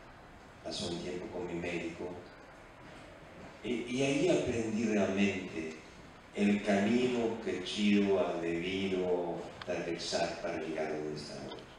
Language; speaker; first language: Spanish; non-native, fluent; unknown